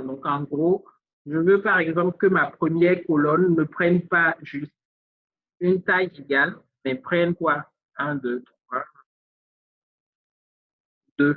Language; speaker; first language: French; native; French